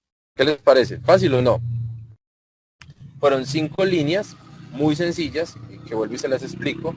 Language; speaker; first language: Spanish; native; Spanish